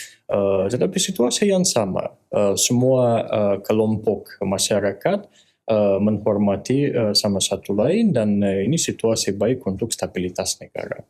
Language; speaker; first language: Indonesian; non-native, fluent; Russian